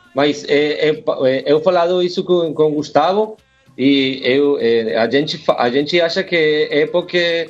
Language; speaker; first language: Portuguese; non-native, learner; Spanish